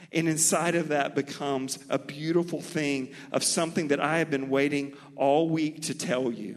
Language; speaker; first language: English; native; English